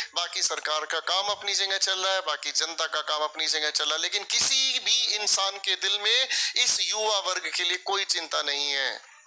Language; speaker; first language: Hindi; native; Hindi